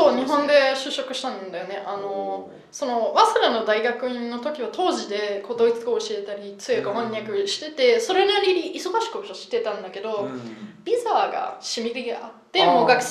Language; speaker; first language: Japanese; non-native, fluent; German